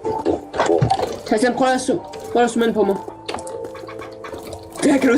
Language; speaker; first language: Danish; native; Danish